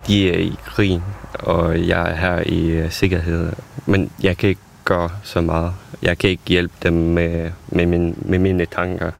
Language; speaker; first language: Danish; non-native, fluent; Ukrainian